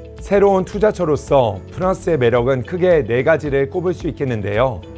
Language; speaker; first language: Korean; early bilingual, heritage; Korean